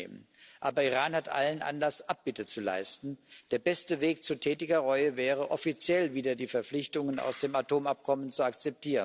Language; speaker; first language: German; native; German